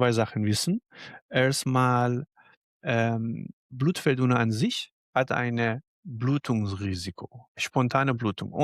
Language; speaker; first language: German; non-native, fluent; Arabic